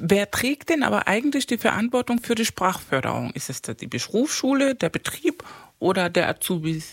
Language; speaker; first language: German; non-native, fluent; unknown